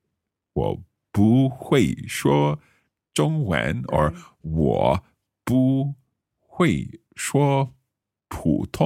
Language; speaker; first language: Chinese; non-native, learner; English